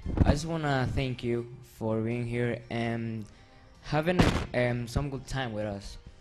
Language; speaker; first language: English; non-native, fluent; Spanish